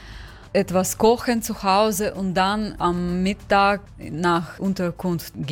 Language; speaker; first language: German; non-native, learner; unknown